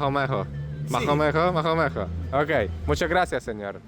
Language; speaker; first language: Spanish; non-native, learner; Polish